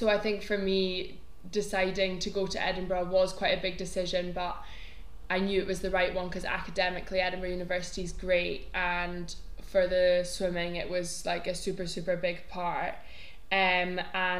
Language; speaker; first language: English; native; English